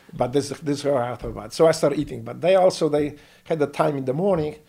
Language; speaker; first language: English; non-native, fluent; Polish